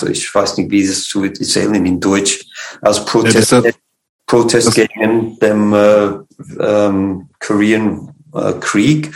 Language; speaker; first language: German; non-native, fluent; English